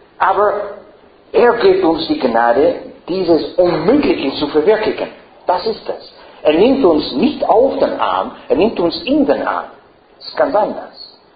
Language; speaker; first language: German; non-native, fluent; English